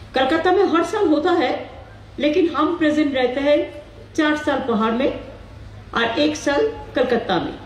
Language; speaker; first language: Hindi; non-native, local second language; Bangla